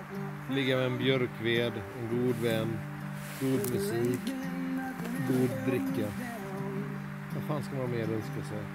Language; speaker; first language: Swedish; native; Swedish